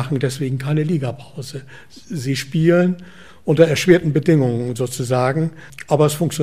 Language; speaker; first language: German; native; German